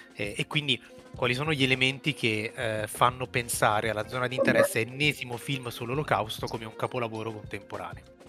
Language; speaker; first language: Italian; native; Italian